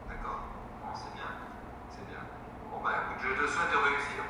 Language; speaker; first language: French; native; French